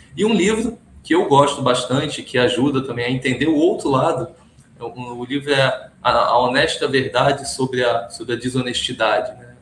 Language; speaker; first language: Portuguese; early bilingual, other home language; Hebrew